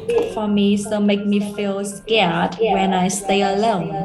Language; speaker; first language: English; non-native, learner; Vietnamese